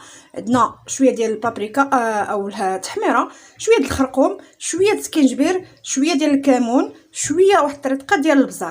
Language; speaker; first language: Arabic; native; Arabic